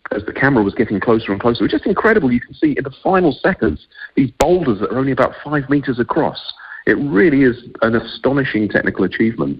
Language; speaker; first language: English; native; English